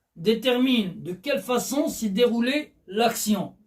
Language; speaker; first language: French; non-native, local second language; Arabic